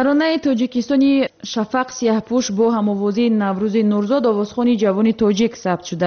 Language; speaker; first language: Tajik; native; Tajik